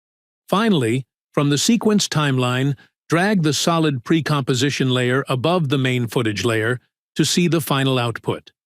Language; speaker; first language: English; non-native, local second language; Bangla